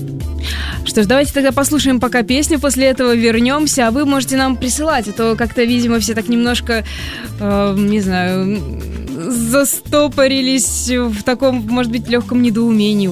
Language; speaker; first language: Russian; native; Russian